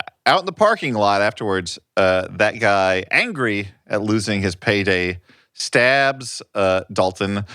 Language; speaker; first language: English; native; English